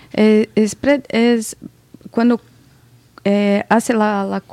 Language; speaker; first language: Spanish; non-native, learner; Portuguese